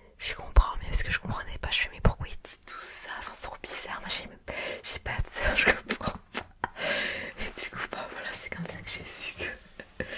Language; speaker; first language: French; early bilingual, other home language; Vietnamese